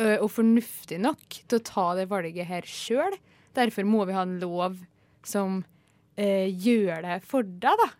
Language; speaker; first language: Norwegian; native; Norwegian